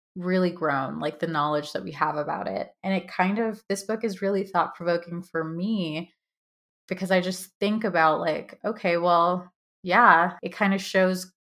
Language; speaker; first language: English; early bilingual, other home language; Hindi